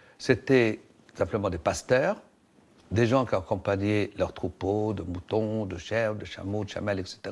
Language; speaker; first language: French; non-native, local second language; Arabic